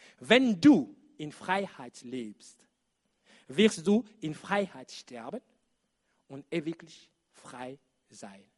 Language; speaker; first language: German; non-native, fluent; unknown